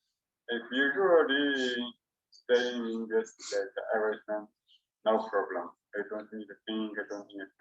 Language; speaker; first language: English; non-native, learner; Chinese